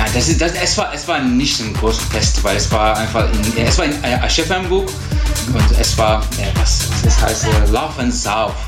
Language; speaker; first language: German; non-native, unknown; Turkish